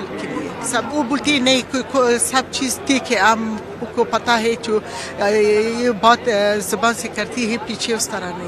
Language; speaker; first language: Hindi; non-native, learner; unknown